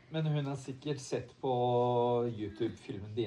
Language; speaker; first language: Norwegian; native; Norwegian